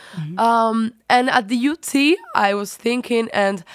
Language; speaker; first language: English; non-native, fluent; Spanish